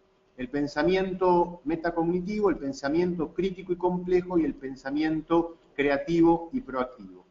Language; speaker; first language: Spanish; native; Spanish